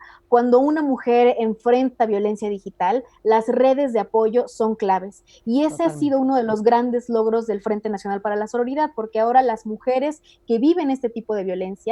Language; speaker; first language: Spanish; native; Spanish